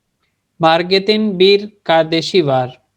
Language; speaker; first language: Turkish; non-native, fluent; Urdu